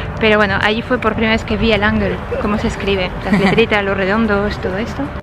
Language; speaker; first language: Spanish; non-native, fluent; French